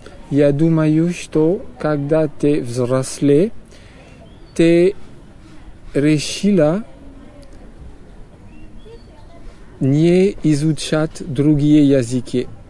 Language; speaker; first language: Russian; non-native, learner; French